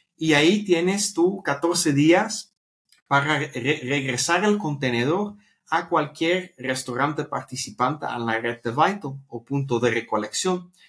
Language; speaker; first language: Spanish; non-native, fluent; Dutch